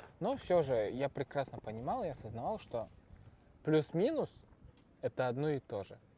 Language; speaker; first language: Russian; native; Russian